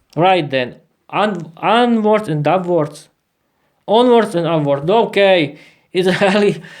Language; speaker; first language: English; non-native, learner; Slovak